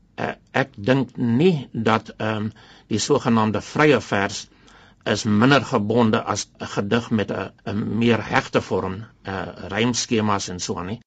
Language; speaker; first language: Afrikaans; non-native, local second language; English